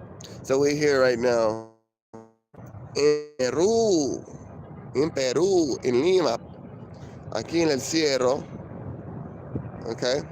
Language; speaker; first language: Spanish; non-native, learner; English